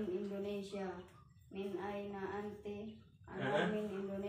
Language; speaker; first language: Arabic; non-native, learner; Indonesian